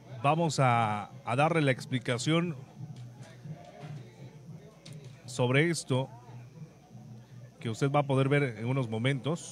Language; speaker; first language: Spanish; native; Spanish